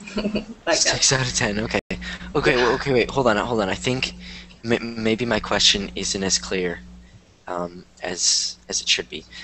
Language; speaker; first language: English; native; English